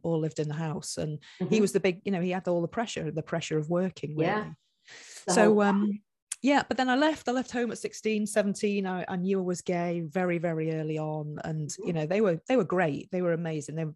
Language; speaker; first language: English; native; English